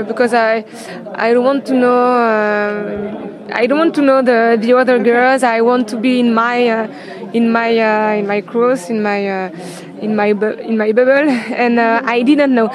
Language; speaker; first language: English; non-native, learner; French